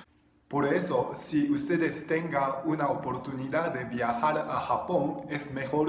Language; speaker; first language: Spanish; non-native, learner; Japanese